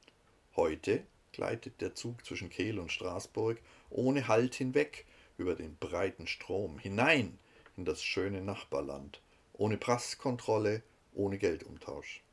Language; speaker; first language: German; native; German